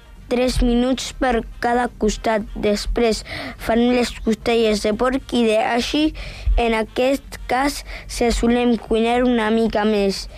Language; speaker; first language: Catalan; early bilingual, other home language; Spanish